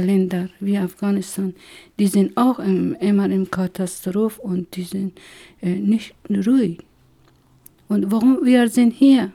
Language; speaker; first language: German; non-native, learner; Persian